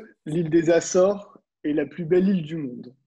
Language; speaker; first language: French; native; French